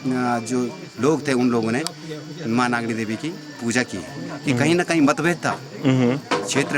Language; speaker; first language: Hindi; native; Hindi